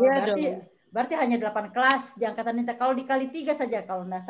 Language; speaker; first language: Indonesian; native; Indonesian